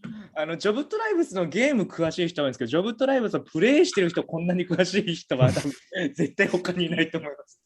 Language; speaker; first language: Japanese; native; Japanese